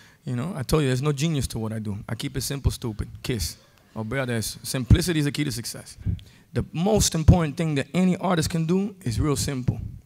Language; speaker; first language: English; early bilingual, other home language; Spanish